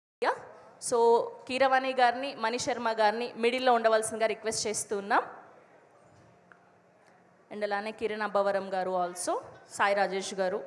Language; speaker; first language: Telugu; native; Telugu